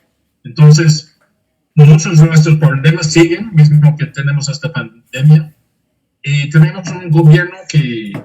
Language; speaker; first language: Spanish; non-native, fluent; English